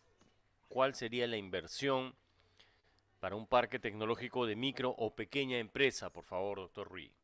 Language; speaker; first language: Spanish; native; Spanish